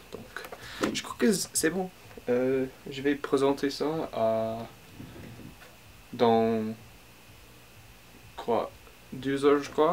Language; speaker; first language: French; non-native, learner; English